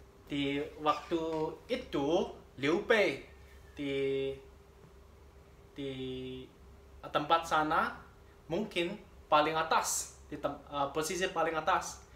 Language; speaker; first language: Indonesian; non-native, learner; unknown